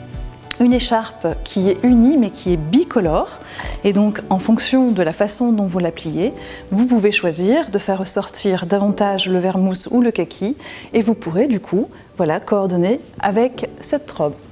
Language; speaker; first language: French; native; French